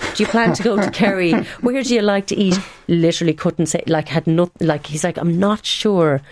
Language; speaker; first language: English; native; English